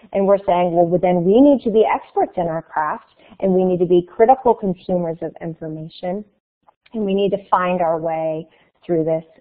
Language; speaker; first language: English; native; English